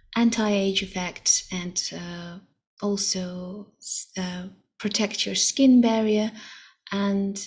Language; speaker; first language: English; non-native, fluent; Russian